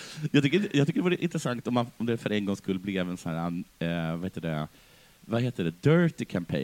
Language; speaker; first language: Swedish; native; Swedish